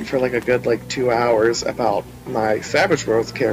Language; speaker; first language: English; native; English